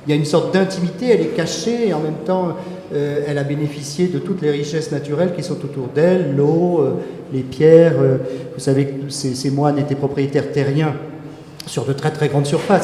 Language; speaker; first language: French; native; French